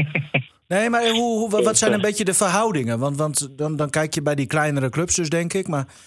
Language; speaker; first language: Dutch; native; Dutch